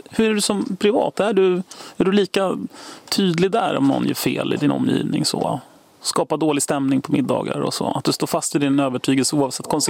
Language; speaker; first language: Swedish; native; Swedish